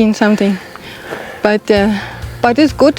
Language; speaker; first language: English; non-native, learner; German